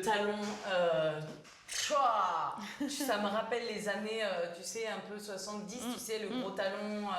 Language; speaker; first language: French; native; French